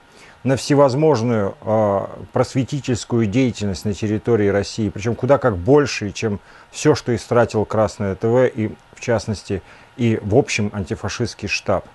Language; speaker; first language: Russian; native; Russian